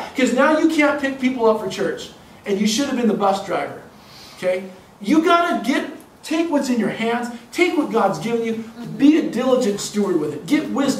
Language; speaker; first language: English; native; English